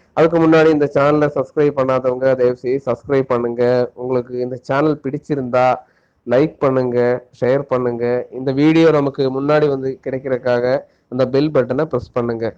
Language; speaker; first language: Tamil; non-native, local second language; Malayalam